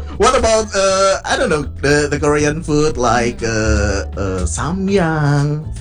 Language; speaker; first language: English; non-native, learner; Indonesian